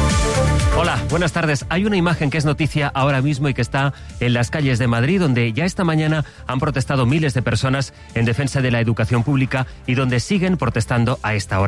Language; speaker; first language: Spanish; native; Spanish